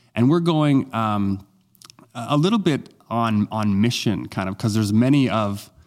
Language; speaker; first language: English; native; English